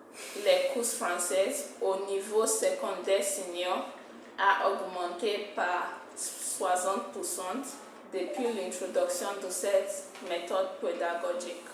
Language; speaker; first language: French; non-native, fluent; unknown